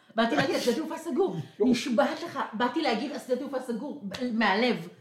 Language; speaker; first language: Hebrew; native; Hebrew